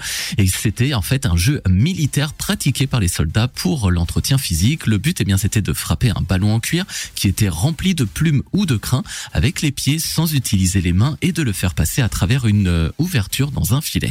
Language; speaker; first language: French; native; French